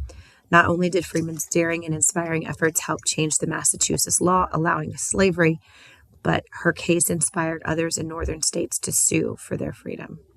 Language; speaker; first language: English; native; English